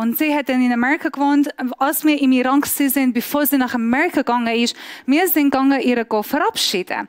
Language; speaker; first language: German; non-native, fluent; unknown